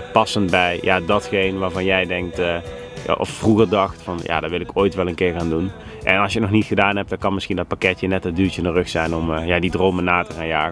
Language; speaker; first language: Dutch; native; Dutch